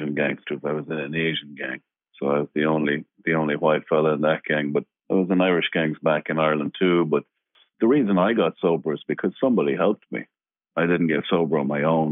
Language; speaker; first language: English; native; English